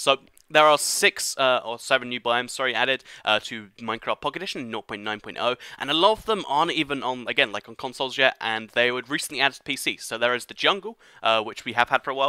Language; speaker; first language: English; native; English